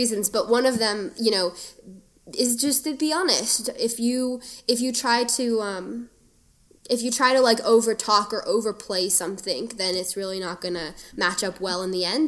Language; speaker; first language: English; native; English